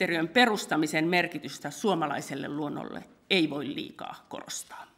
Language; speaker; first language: Finnish; native; Finnish